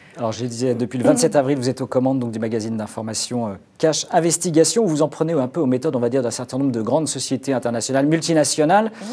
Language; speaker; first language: French; native; French